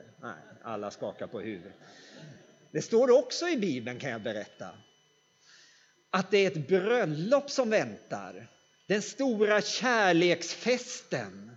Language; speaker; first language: Swedish; native; Swedish